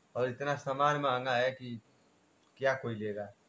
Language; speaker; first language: Hindi; native; Hindi